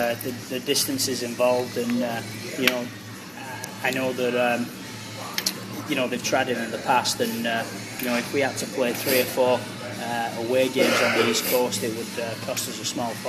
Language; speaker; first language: English; native; English